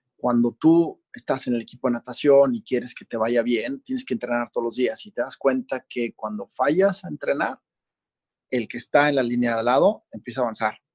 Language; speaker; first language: Spanish; native; Spanish